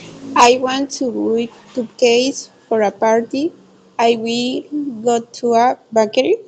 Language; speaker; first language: English; non-native, learner; Spanish